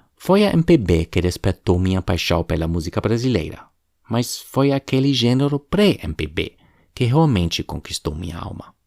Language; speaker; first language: Portuguese; non-native, fluent; German